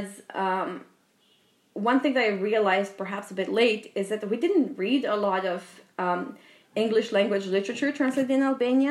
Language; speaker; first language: English; non-native, fluent; Albanian